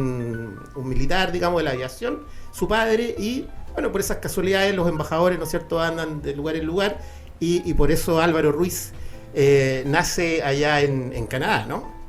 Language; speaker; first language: Spanish; native; Spanish